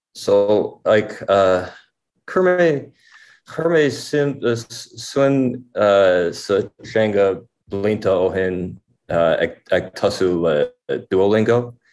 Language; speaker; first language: Irish; non-native, learner; English